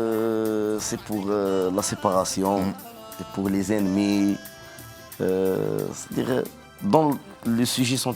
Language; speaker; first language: French; non-native, learner; Arabic